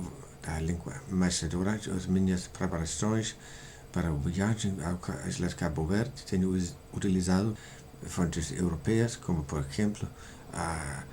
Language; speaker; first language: Portuguese; non-native, learner; Danish